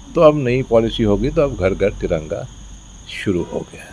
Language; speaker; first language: Hindi; native; Hindi